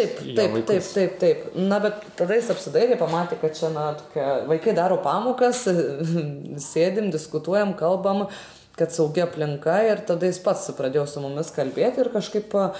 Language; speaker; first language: Lithuanian; native; Lithuanian